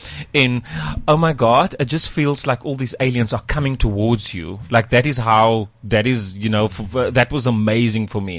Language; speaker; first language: English; non-native, fluent; German